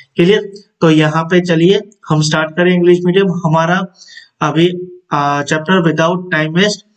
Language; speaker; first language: Hindi; non-native, local second language; Gujarati